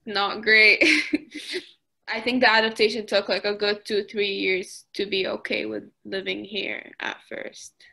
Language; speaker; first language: English; early bilingual, other home language; Arabic